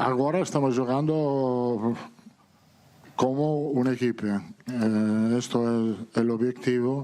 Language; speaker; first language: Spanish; non-native, fluent; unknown